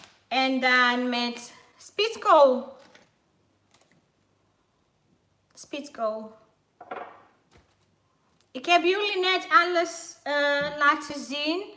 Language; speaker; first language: Dutch; non-native, learner; Swahili